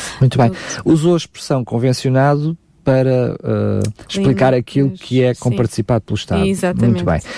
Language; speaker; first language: Portuguese; native; Portuguese